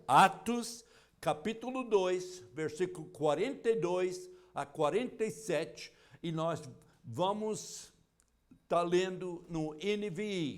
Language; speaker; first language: Portuguese; non-native, fluent; English